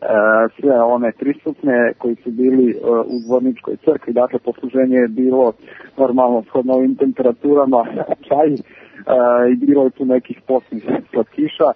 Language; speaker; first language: Serbian; native; Serbian